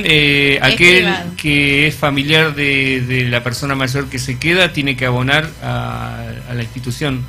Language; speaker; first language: Spanish; native; Spanish